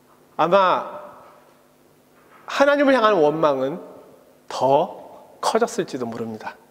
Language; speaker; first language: Korean; native; Korean